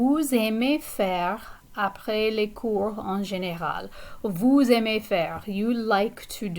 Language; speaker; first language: French; non-native, fluent; English